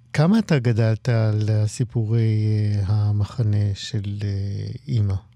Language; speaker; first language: Hebrew; native; Hebrew